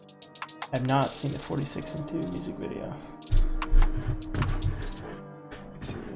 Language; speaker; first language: English; native; English